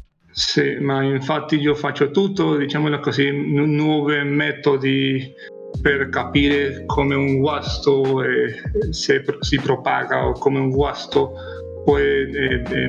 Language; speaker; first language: Italian; non-native, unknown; Spanish